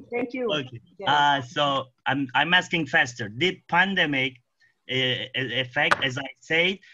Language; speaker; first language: English; non-native, fluent; Arabic